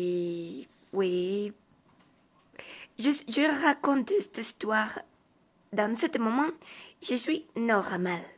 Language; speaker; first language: French; non-native, learner; Spanish